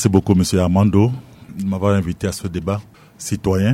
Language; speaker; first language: French; non-native, local second language; Sango